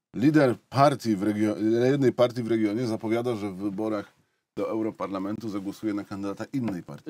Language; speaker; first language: Polish; native; Polish